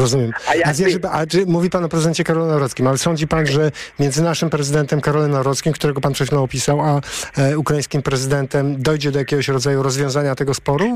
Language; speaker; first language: Polish; native; Polish